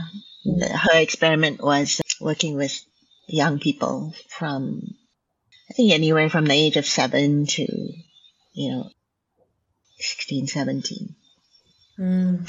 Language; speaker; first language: English; non-native, local second language; Min Nan Chinese